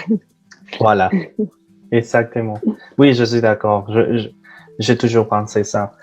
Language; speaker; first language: French; non-native, fluent; Spanish